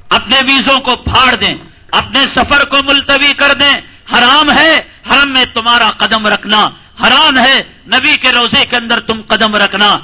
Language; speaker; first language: Urdu; native; Urdu